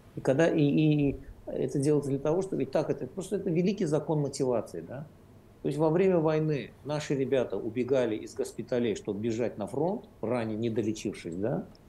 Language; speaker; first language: Russian; non-native, local second language; Azerbaijani